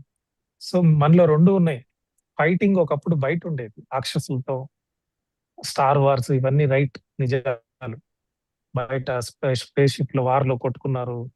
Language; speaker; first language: Telugu; native; Telugu